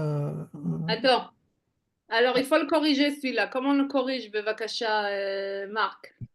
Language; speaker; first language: French; non-native, fluent; Hebrew